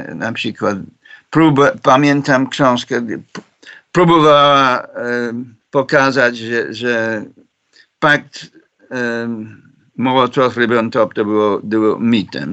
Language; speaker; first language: Polish; non-native, fluent; English